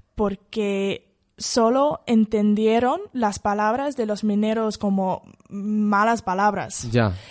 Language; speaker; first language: Spanish; non-native, fluent; English